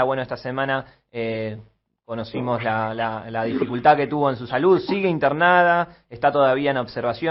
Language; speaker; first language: Spanish; native; Spanish